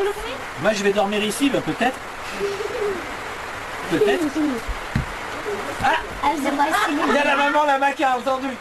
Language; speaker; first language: French; native; French